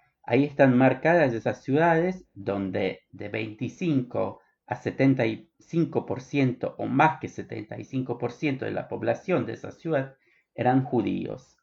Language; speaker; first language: Spanish; non-native, fluent; Polish